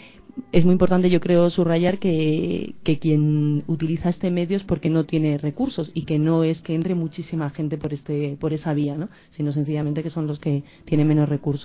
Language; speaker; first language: Spanish; native; Spanish